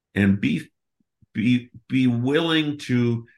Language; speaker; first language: English; native; English